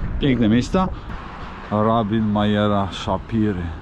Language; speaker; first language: Polish; non-native, fluent; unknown